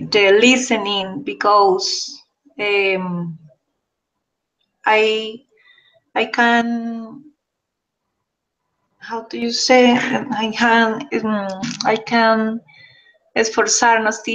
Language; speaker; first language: English; non-native, learner; Spanish